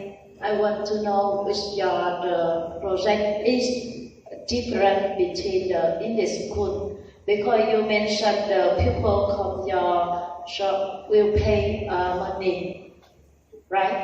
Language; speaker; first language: English; non-native, learner; Vietnamese